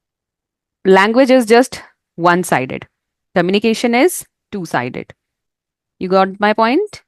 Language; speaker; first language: English; non-native, fluent; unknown